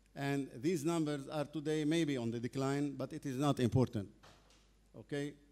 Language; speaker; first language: English; non-native, fluent; Arabic